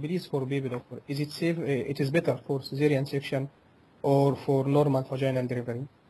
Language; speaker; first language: English; non-native, fluent; Arabic